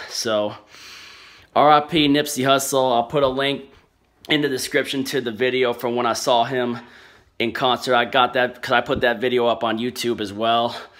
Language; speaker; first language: English; native; English